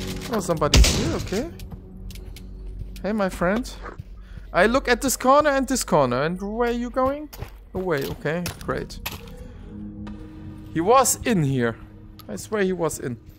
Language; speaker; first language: English; non-native, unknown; German